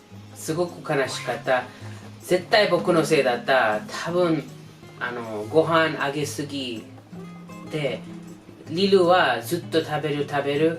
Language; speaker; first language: Japanese; non-native, learner; English